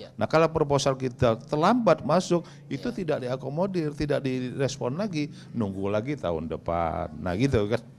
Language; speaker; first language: Indonesian; native; Indonesian